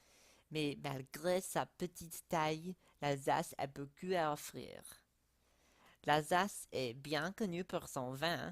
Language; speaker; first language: French; non-native, learner; English